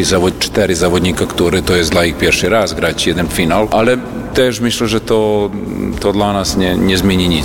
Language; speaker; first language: Polish; non-native, fluent; Serbian